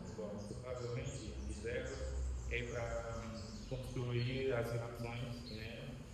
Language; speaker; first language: Portuguese; non-native, fluent; Haitian Creole